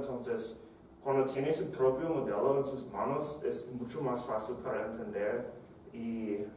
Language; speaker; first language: Spanish; non-native, fluent; English